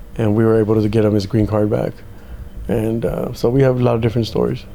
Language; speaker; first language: English; native; English